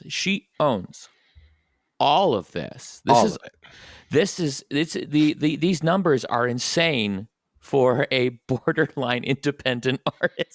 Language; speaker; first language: English; native; English